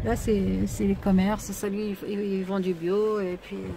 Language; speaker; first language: French; non-native, local second language; Arabic